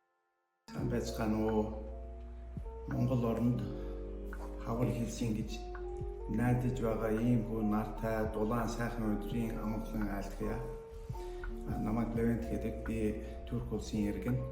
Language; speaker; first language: Mongolian; non-native, fluent; Turkish